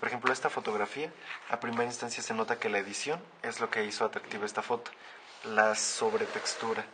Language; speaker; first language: Spanish; native; Spanish